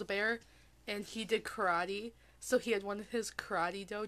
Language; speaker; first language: English; native; English